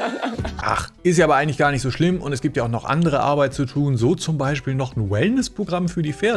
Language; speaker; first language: German; native; German